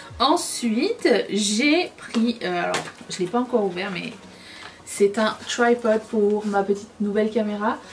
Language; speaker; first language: French; native; French